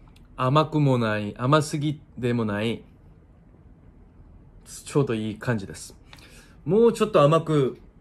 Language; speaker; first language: Japanese; non-native, fluent; Korean